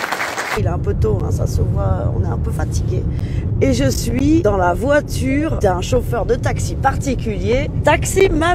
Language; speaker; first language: French; native; French